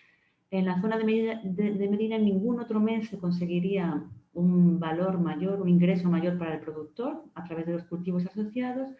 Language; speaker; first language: Spanish; native; Spanish